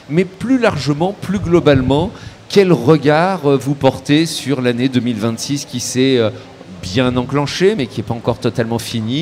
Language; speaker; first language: French; native; French